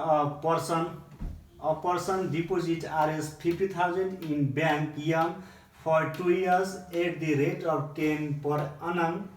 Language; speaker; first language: English; non-native, local second language; Nepali